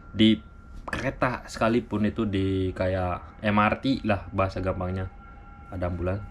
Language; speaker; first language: Indonesian; native; Indonesian